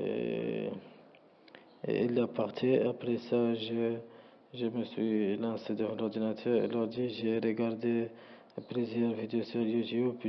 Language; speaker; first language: French; non-native, learner; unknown